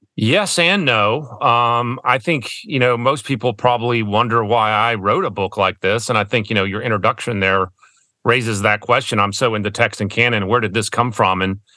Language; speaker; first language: English; early bilingual, other home language; German